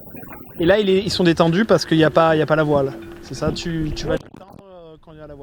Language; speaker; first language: French; native; French